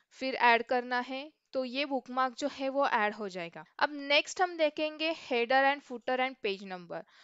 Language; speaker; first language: Hindi; non-native, local second language; Marathi